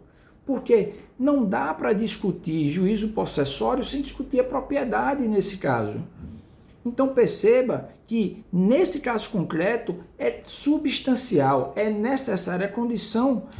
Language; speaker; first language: Portuguese; native; Portuguese